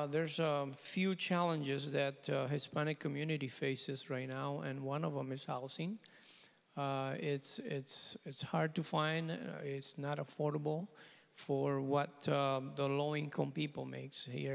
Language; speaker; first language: English; non-native, fluent; Spanish